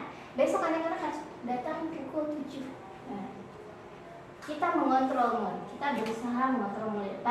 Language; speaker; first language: Indonesian; native; Indonesian